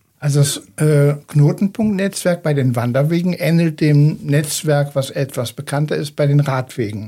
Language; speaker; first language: German; native; German